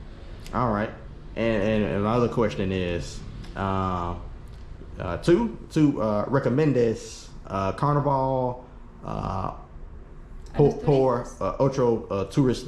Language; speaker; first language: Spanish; non-native, learner; English